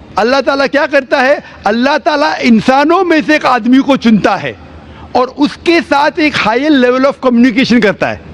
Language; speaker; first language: Urdu; non-native, local second language; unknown